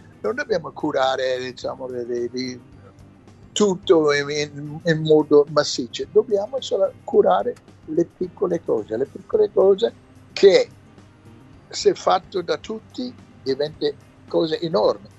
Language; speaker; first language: Italian; non-native, fluent; English